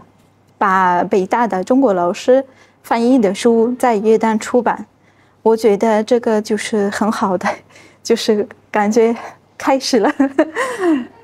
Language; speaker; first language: Chinese; non-native, fluent; Arabic